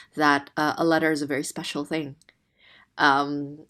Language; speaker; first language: English; non-native, fluent; Indonesian